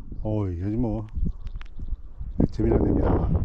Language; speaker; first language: Korean; native; Korean